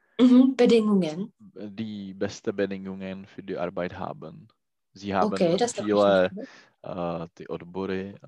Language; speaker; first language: German; non-native, learner; Czech